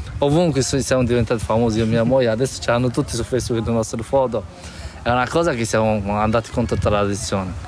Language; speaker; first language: Italian; non-native, fluent; Persian